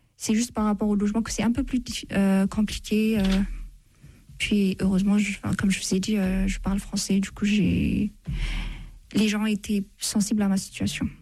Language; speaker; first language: French; non-native, fluent; Amharic